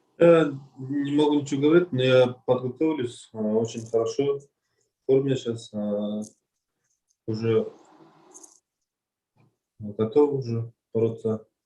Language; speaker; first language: Russian; non-native, learner; Kazakh